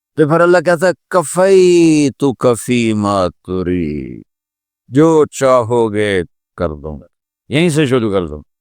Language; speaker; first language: Urdu; non-native, local second language; Punjabi